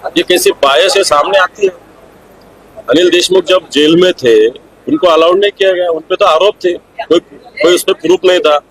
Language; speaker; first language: Hindi; non-native, local second language; Marathi